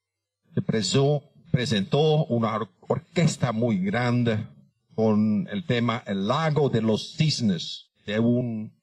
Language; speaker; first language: Spanish; non-native, fluent; Dutch